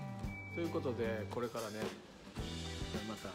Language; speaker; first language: Japanese; native; Japanese